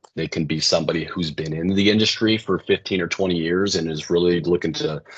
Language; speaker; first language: English; native; English